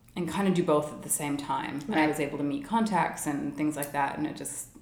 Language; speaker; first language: English; native; English